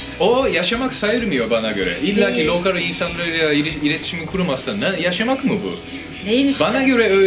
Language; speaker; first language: Turkish; non-native, fluent; Japanese